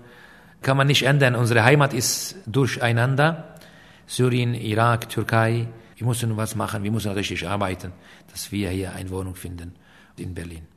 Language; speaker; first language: German; non-native, fluent; Aramaic